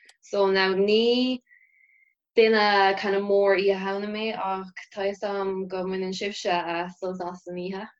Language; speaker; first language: Irish; native; Irish